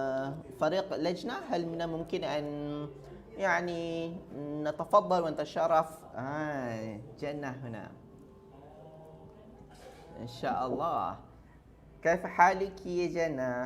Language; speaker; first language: Arabic; non-native, learner; Malay